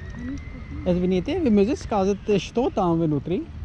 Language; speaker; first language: Russian; non-native, learner; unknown